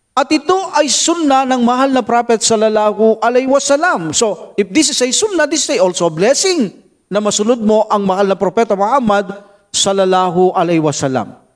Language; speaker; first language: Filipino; non-native, local second language; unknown